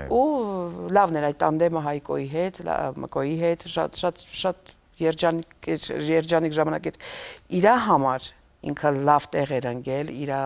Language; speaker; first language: Armenian; native; Armenian